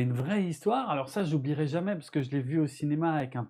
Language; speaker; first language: French; native; French